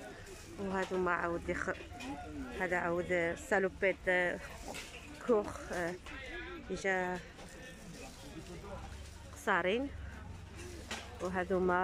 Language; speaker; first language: French; non-native, learner; Arabic